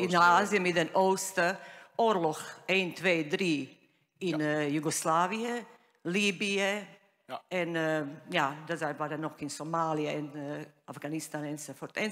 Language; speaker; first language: Dutch; non-native, fluent; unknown